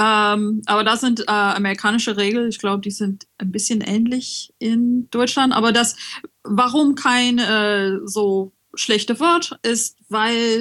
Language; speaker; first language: German; non-native, learner; French